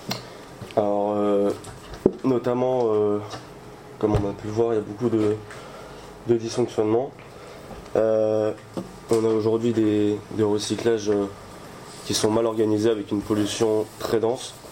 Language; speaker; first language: French; native; French